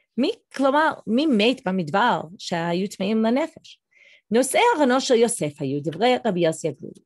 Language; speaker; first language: Hebrew; non-native, fluent; English